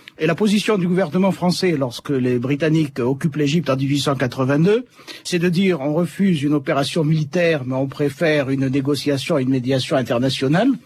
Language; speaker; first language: French; native; French